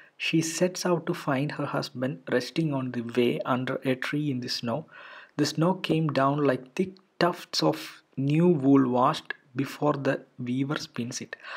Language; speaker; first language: English; non-native, local second language; Malayalam